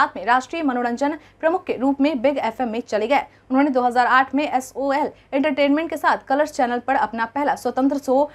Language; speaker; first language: Hindi; native; Hindi